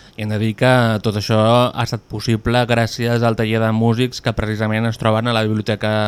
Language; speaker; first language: Catalan; native; Catalan